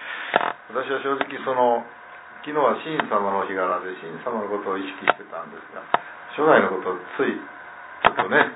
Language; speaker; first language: Japanese; native; Japanese